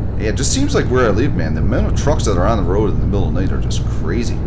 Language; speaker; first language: English; native; English